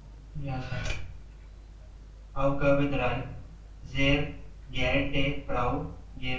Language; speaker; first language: German; non-native, learner; Hindi